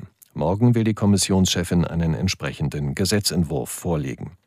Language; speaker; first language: German; native; German